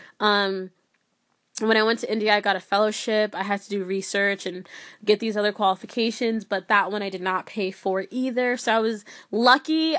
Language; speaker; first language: English; early bilingual, other home language; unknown